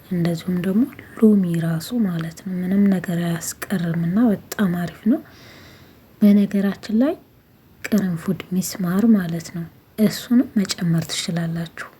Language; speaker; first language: Amharic; native; Amharic